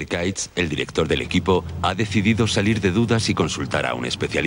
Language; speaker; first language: Spanish; native; Spanish